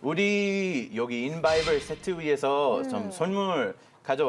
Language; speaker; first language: Korean; non-native, learner; Hebrew